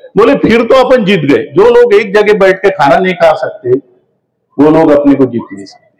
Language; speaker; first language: Hindi; non-native, local second language; Marathi